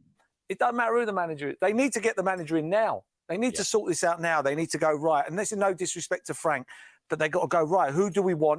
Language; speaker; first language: English; native; English